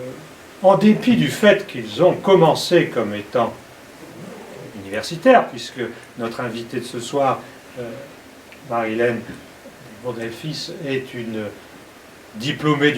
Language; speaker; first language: French; native; French